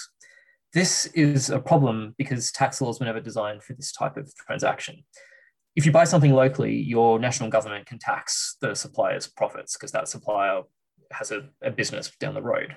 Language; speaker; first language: English; native; English